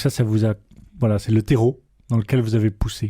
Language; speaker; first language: French; native; French